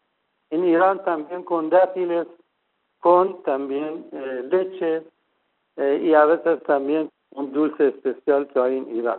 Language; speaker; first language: Spanish; non-native, fluent; Persian